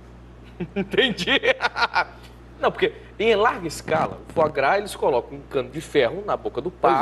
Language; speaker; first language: Portuguese; native; Portuguese